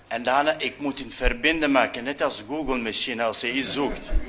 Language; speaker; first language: Dutch; non-native, fluent; Arabic